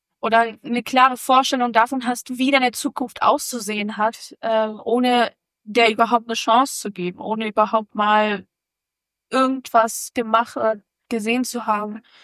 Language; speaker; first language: German; native; German